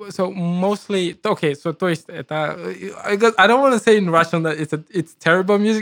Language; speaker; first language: English; native; English